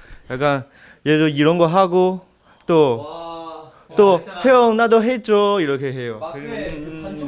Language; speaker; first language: Korean; non-native, fluent; Chinese